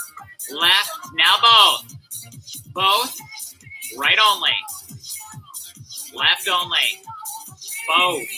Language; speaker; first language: English; native; English